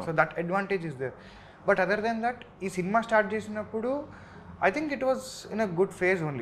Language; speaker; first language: Telugu; native; Telugu